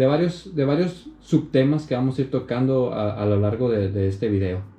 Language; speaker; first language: Spanish; native; Spanish